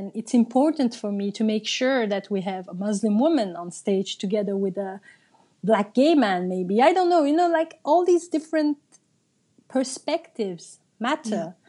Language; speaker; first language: English; non-native, fluent; Turkish